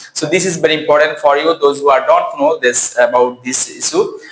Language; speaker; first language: English; non-native, local second language; Bangla